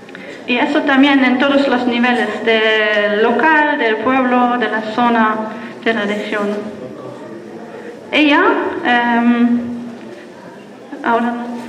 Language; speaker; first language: Spanish; non-native, fluent; German